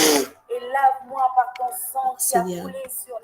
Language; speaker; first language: French; non-native, local second language; Lingala